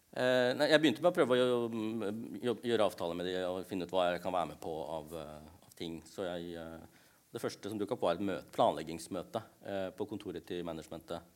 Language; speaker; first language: Norwegian; early bilingual, other home language; Tamil